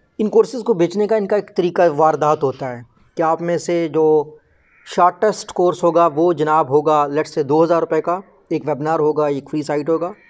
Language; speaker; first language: Urdu; non-native, local second language; Baluchi